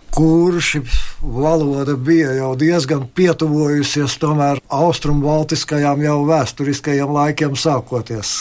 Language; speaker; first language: Latvian; native; Latvian